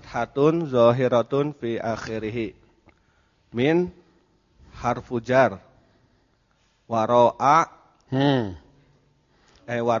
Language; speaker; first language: Arabic; non-native, learner; Indonesian